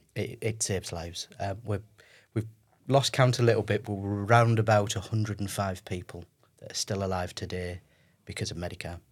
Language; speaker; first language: English; native; English